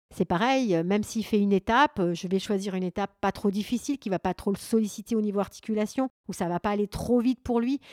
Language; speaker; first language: French; native; French